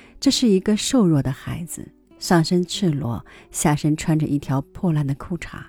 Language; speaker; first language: Chinese; native; Chinese